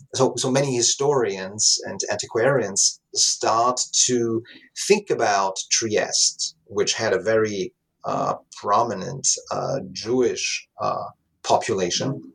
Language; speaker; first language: English; non-native, fluent; Italian